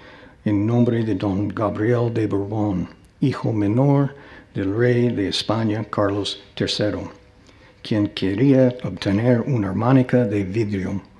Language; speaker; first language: Spanish; non-native, fluent; English